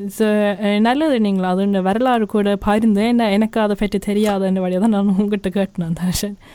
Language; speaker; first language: Tamil; early bilingual, heritage; Tamil